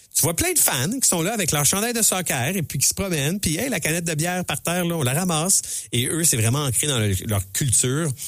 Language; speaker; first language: French; native; French